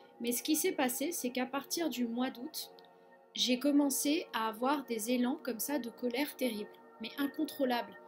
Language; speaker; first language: French; non-native, fluent; Spanish